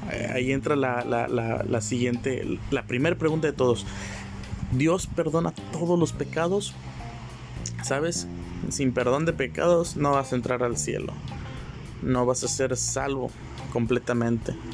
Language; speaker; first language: Spanish; native; Spanish